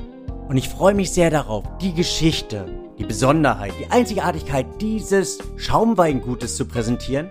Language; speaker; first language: German; native; German